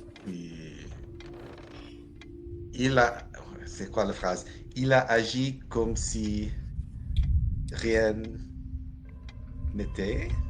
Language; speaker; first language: French; non-native, learner; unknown